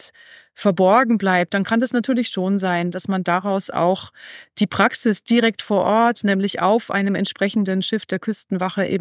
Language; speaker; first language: German; native; German